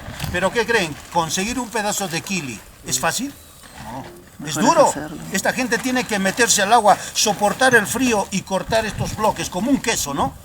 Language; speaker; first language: Spanish; native; Spanish